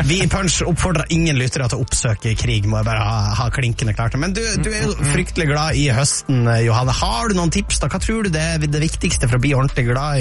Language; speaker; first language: Norwegian; native; Norwegian